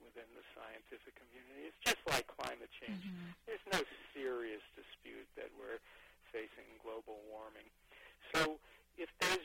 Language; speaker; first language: English; native; English